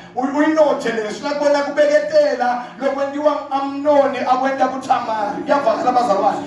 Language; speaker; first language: Zulu; non-native, local second language; Swati